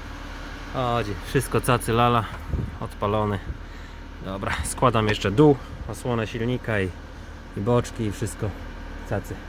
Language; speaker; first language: Polish; native; Polish